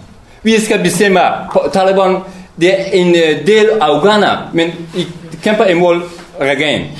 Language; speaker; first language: Danish; non-native, learner; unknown